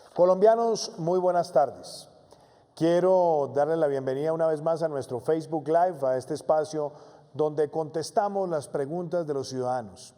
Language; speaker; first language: Spanish; native; Spanish